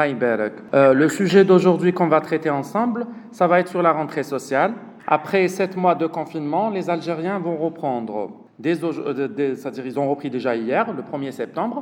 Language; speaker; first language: French; non-native, local second language; Arabic